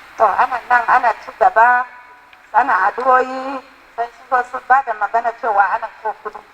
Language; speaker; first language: Hausa; non-native, local second language; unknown